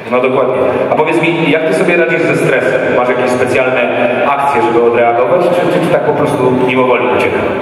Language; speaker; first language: Polish; native; Polish